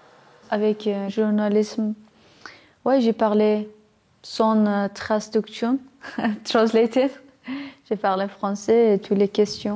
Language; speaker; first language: French; non-native, learner; Persian